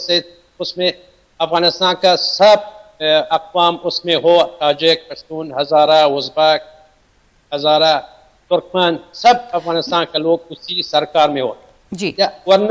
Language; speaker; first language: Hindi; non-native, learner; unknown